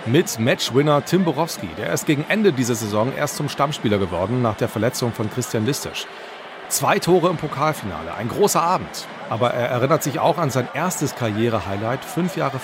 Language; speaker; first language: German; native; German